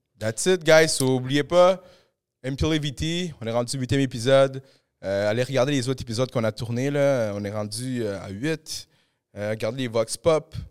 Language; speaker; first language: French; native; French